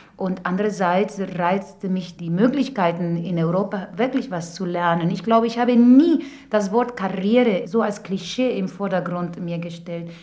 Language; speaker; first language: German; non-native, fluent; Spanish